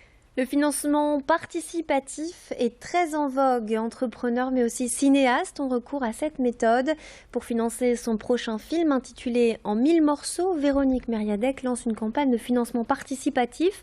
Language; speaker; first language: French; native; French